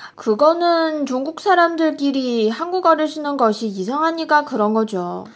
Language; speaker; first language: Korean; non-native, fluent; Chinese